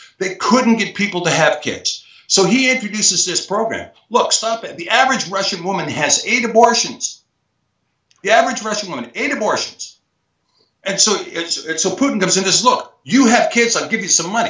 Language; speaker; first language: English; native; English